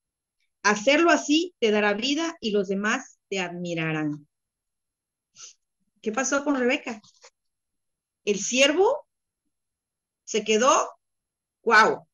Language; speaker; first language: Spanish; native; Spanish